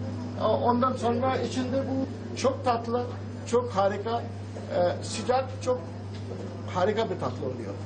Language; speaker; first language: Turkish; non-native, learner; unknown